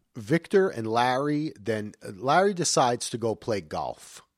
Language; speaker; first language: English; native; English